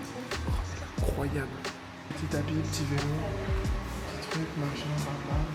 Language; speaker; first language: French; native; French